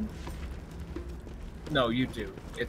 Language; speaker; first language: English; native; English